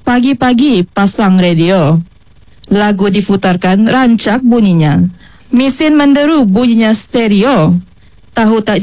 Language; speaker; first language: Malay; native; Malay